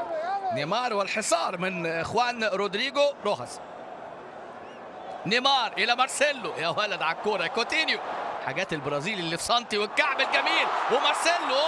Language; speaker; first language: Arabic; native; Arabic